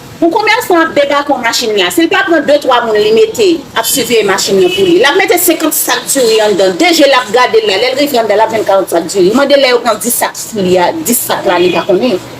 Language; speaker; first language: Haitian Creole; native; Haitian Creole